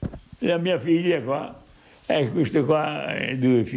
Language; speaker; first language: Italian; non-native, local second language; Friulian